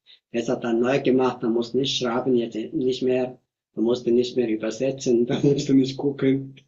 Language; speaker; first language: German; non-native, fluent; Tibetan